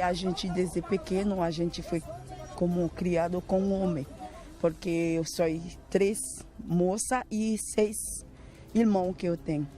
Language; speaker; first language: Portuguese; non-native, learner; Haitian Creole